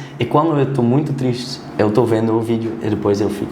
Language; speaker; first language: Portuguese; non-native, learner; Dutch